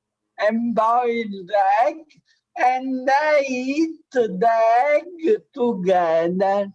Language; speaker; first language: English; non-native, learner; Italian